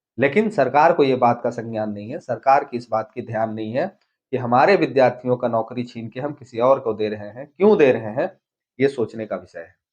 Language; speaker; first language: Hindi; native; Hindi